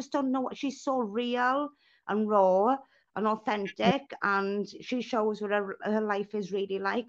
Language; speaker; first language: English; native; English